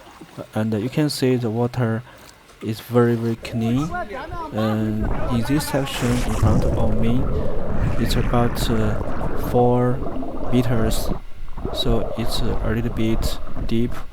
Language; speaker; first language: English; non-native, fluent; Chinese